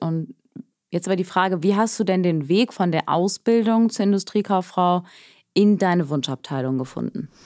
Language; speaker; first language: German; native; German